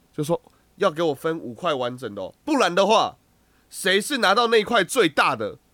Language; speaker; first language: Chinese; native; Chinese